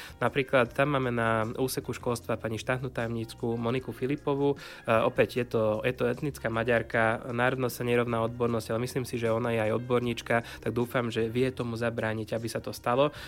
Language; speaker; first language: Slovak; non-native, local second language; Hungarian